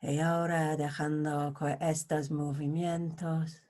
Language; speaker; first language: Spanish; non-native, learner; English